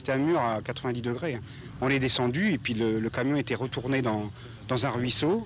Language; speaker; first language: French; native; French